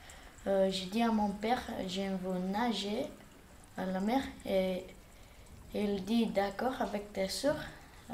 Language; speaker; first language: French; non-native, learner; Bulgarian